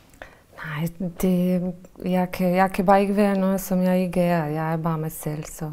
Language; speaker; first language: Danish; non-native, fluent; Bosnian